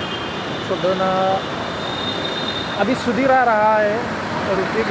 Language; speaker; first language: Hindi; non-native, local second language; Mizo